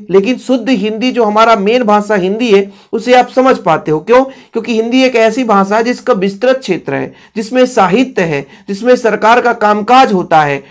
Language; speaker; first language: Hindi; native; Hindi